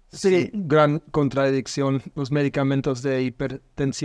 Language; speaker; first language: Spanish; non-native, learner; English